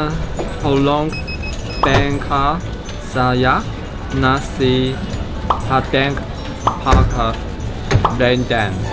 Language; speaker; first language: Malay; non-native, learner; Chinese